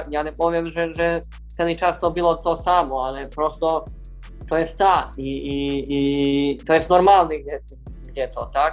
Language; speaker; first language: Polish; non-native, learner; Serbian